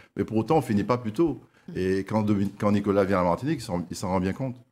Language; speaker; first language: French; native; French